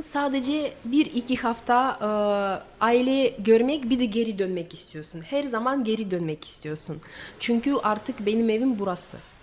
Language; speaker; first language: Turkish; non-native, learner; Russian